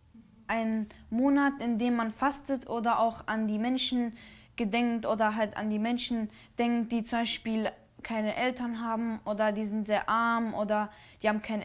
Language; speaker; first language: German; early bilingual, other home language; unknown